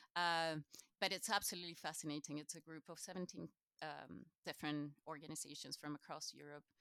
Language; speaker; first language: English; non-native, fluent; Spanish